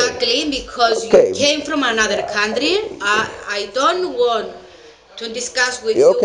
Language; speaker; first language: English; non-native, local second language; Greek